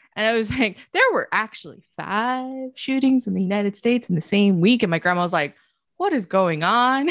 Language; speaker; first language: English; early bilingual, other home language; Chinese